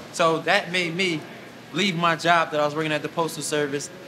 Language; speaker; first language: English; native; English